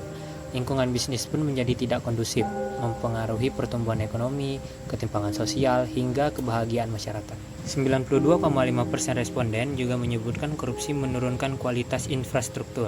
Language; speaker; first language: Indonesian; native; Indonesian